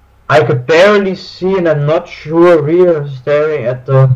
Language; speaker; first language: English; non-native, learner; German